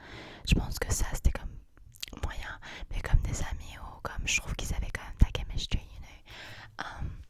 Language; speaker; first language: French; early bilingual, heritage; English